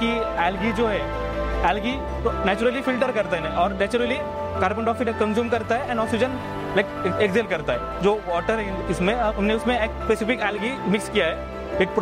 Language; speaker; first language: English; non-native, local second language; Marathi